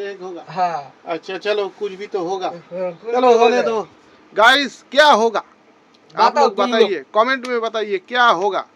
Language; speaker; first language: Hindi; non-native, local second language; Bangla